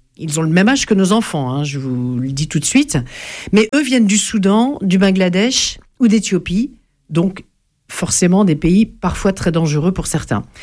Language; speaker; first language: French; native; French